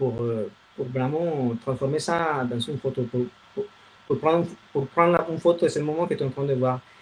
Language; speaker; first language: French; non-native, fluent; Spanish